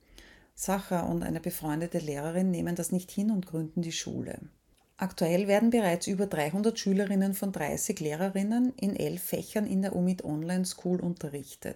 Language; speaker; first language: German; native; German